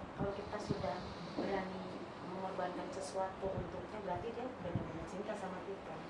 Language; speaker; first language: Indonesian; non-native, local second language; Javanese